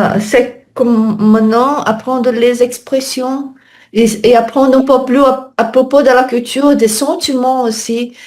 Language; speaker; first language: French; non-native, learner; Portuguese